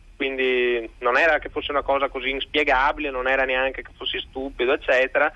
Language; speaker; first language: Italian; native; Italian